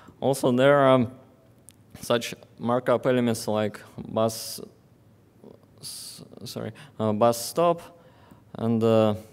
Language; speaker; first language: English; non-native, fluent; Russian